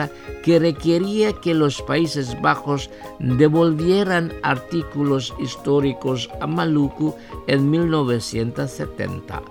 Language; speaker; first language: Spanish; non-native, fluent; Indonesian